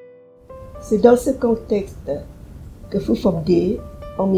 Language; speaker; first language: French; non-native, fluent; Thai